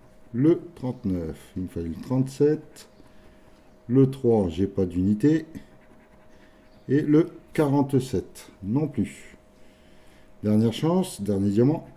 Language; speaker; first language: French; native; French